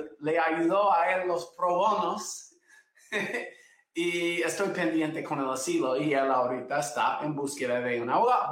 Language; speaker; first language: Spanish; non-native, fluent; English